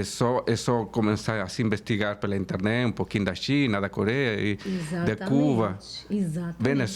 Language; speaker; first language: Portuguese; non-native, fluent; Spanish